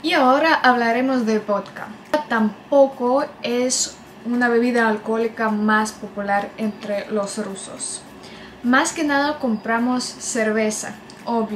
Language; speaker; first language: Spanish; non-native, fluent; Russian